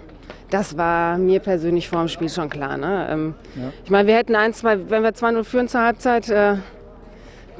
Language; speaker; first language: German; native; German